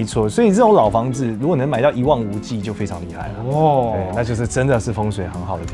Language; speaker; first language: Chinese; native; Chinese